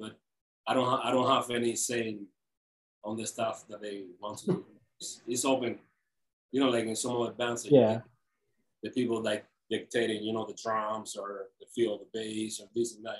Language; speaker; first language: English; non-native, fluent; Spanish